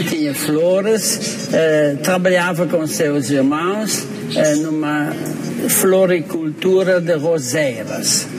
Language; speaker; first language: Portuguese; non-native, fluent; Dutch